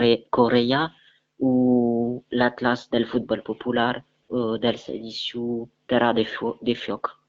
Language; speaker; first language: Catalan; non-native, learner; French